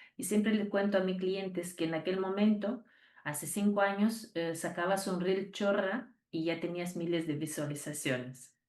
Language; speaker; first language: Spanish; non-native, fluent; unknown